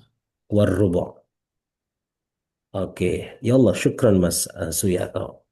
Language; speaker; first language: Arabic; non-native, fluent; Indonesian